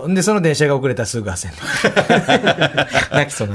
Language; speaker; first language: Japanese; native; Japanese